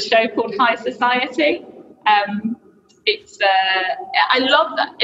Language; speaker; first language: English; native; English